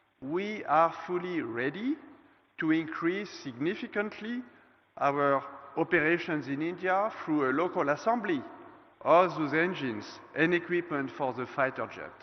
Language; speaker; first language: English; non-native, fluent; French